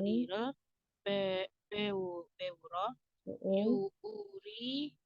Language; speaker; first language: Korean; non-native, learner; Indonesian